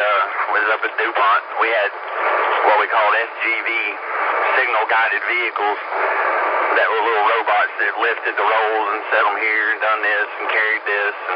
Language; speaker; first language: English; native; English